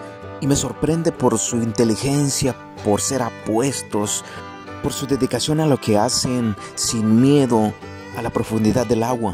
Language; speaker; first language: Spanish; native; Spanish